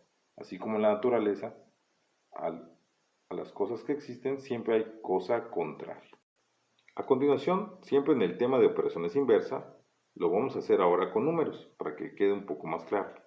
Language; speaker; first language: Spanish; native; Spanish